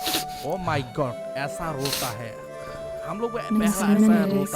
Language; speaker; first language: Hindi; non-native, local second language; Kok Borok